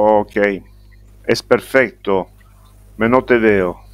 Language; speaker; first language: Spanish; non-native, fluent; Italian